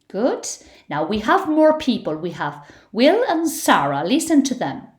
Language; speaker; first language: English; non-native, fluent; Spanish